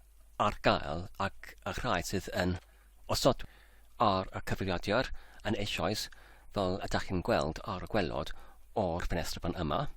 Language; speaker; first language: Welsh; non-native, learner; English